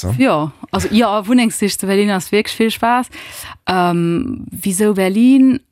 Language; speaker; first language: Luxembourgish; early bilingual, other home language; Italian